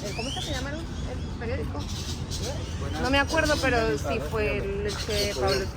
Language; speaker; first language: Spanish; native; Spanish